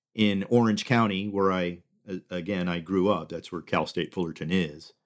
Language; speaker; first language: English; early bilingual, other home language; Spanish